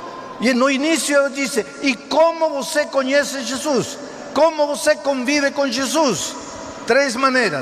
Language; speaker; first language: Portuguese; non-native, fluent; Spanish